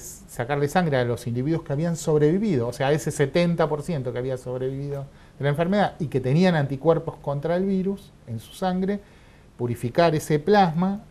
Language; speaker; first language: Spanish; native; Spanish